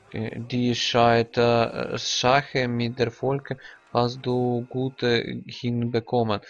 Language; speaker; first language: German; non-native, learner; Russian